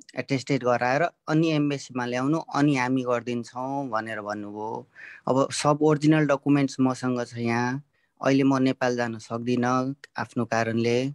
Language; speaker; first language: Nepali; native; Nepali